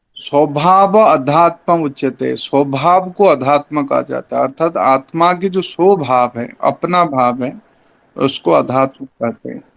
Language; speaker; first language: Hindi; non-native, local second language; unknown